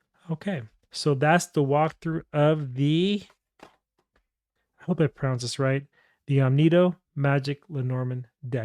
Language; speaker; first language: English; native; English